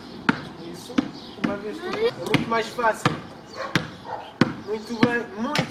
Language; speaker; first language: Portuguese; non-native, learner; French